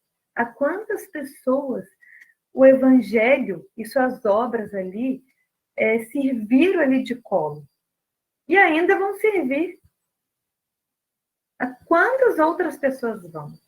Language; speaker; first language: Portuguese; native; Portuguese